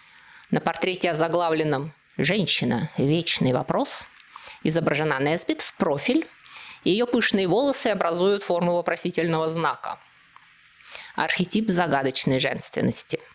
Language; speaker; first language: Russian; native; Russian